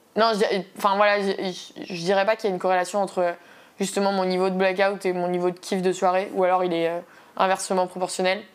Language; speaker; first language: French; native; French